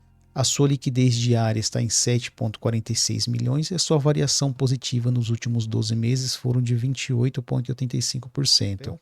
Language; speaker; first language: Portuguese; native; Portuguese